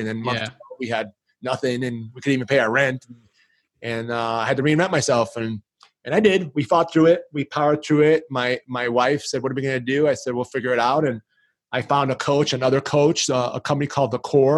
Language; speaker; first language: English; early bilingual, other home language; Greek